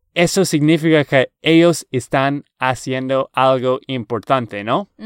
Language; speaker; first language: Spanish; non-native, learner; English